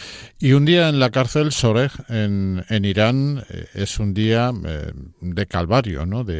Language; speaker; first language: Spanish; native; Spanish